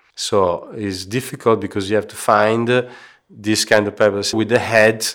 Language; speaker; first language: English; non-native, fluent; Italian